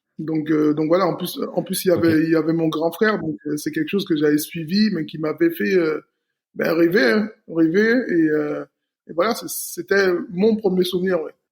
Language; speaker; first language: French; native; French